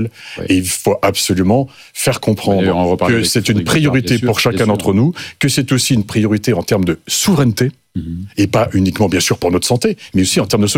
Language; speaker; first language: French; native; French